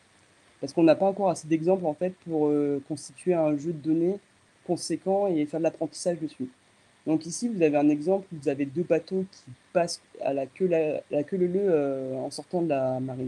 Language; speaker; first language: French; native; French